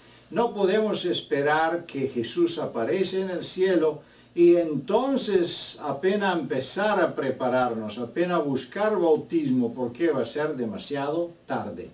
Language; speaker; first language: Spanish; non-native, fluent; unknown